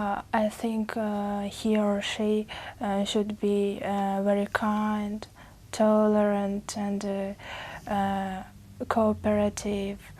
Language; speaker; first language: English; non-native, learner; Uzbek